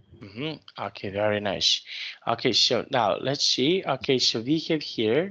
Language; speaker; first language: English; non-native, fluent; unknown